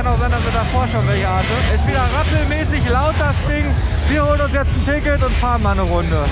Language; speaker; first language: German; native; German